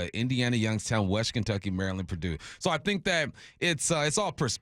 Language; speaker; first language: English; native; English